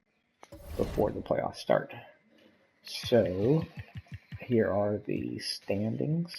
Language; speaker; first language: English; native; English